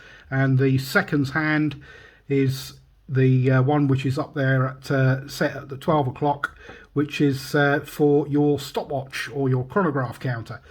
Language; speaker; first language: English; native; English